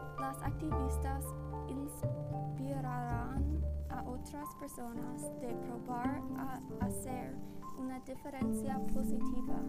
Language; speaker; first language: Spanish; non-native, learner; English